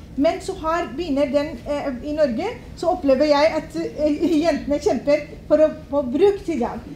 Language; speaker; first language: Norwegian; non-native, fluent; Urdu